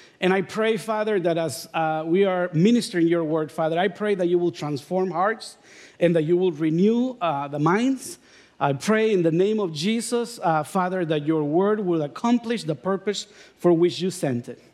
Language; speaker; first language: English; non-native, fluent; Spanish